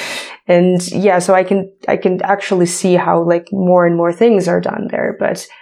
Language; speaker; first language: English; non-native, fluent; Ukrainian